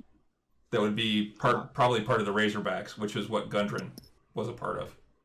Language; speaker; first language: English; native; English